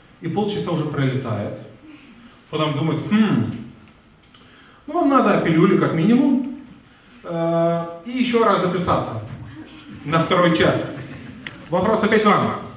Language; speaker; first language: Russian; non-native, fluent; Lithuanian